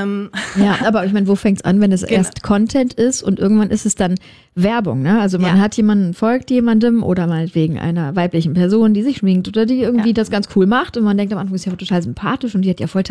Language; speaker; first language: German; native; German